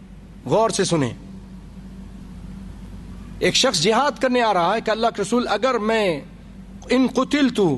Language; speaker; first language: Urdu; native; Urdu